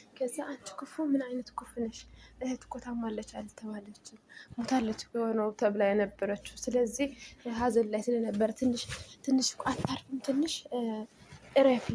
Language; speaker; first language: Amharic; native; Amharic